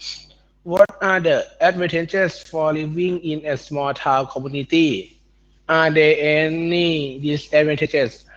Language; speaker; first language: English; non-native, learner; Thai